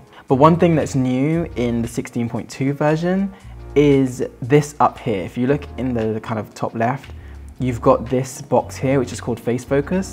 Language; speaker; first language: English; native; English